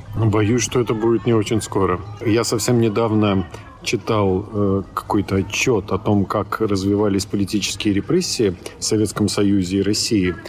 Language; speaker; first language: Russian; native; Russian